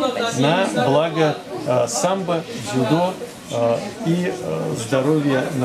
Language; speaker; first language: Russian; native; Russian